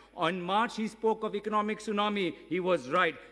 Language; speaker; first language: English; non-native, local second language; Assamese